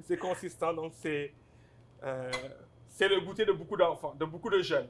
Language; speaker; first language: French; non-native, local second language; Wolof